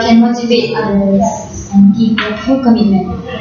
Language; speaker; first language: English; non-native, learner; Malay